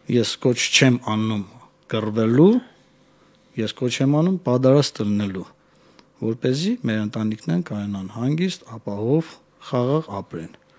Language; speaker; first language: Armenian; native; Armenian